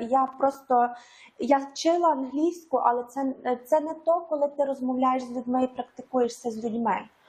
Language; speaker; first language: Ukrainian; native; Ukrainian